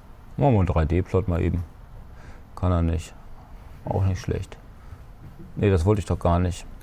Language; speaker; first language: German; native; German